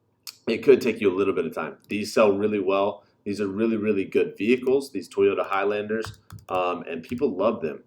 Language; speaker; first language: English; native; English